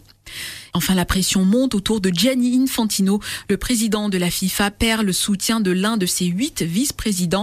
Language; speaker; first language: French; native; French